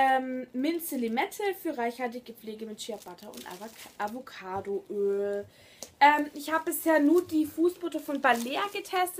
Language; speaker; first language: German; native; German